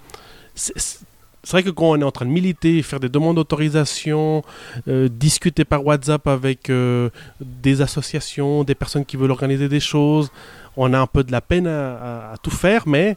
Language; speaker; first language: French; early bilingual, other home language; Spanish